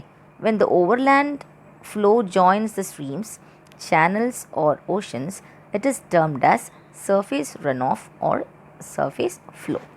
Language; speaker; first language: English; non-native, local second language; Tamil